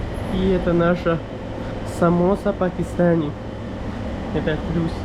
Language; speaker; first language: Russian; non-native, learner; Pashto